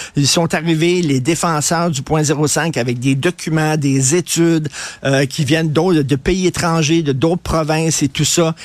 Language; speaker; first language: French; native; French